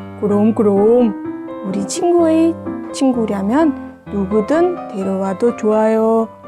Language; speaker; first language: Korean; non-native, learner; Khmer